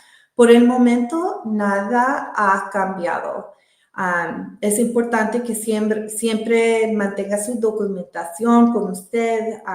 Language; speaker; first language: Spanish; early bilingual, heritage; Spanish